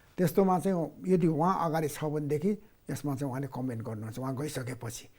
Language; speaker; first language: Nepali; non-native, local second language; Newari